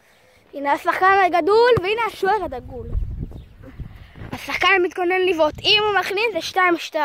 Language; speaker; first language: Hebrew; native; Hebrew